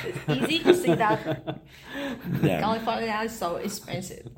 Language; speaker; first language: English; non-native, learner; Vietnamese